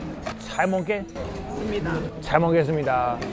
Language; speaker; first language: Korean; non-native, learner; Chinese